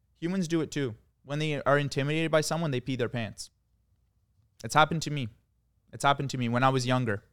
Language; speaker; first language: English; early bilingual, other home language; Croatian